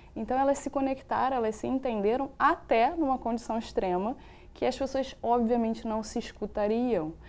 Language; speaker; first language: Portuguese; native; Portuguese